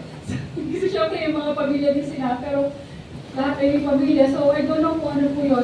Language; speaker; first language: Filipino; native; Filipino